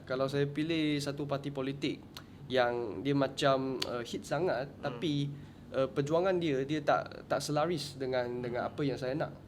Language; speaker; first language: Malay; non-native, local second language; Chinese